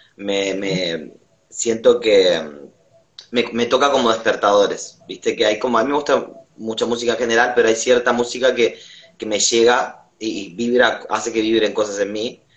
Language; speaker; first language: Spanish; native; Spanish